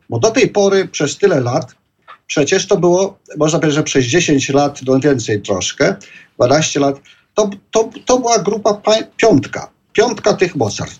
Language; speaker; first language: Polish; native; Polish